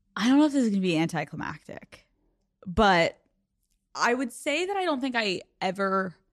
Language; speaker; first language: English; native; English